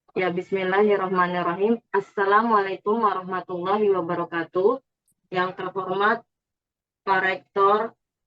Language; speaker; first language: Indonesian; native; Indonesian